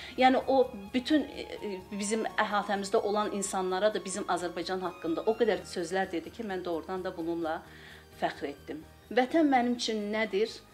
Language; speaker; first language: Azerbaijani; native; Azerbaijani